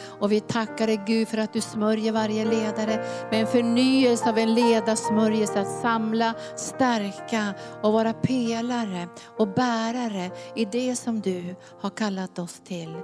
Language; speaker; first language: Swedish; native; Swedish